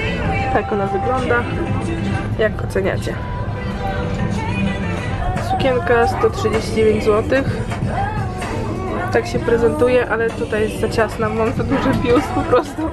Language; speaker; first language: Polish; native; Polish